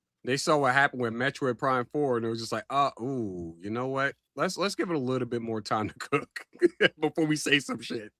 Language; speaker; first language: English; native; English